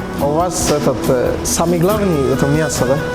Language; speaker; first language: Russian; non-native, learner; Arabic